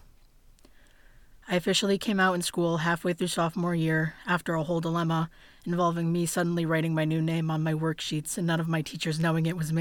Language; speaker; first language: English; native; English